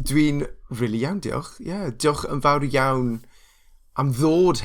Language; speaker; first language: Welsh; non-native, local second language; English